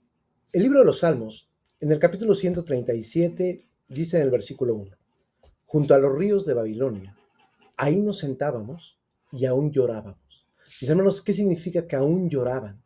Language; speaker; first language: Spanish; native; Spanish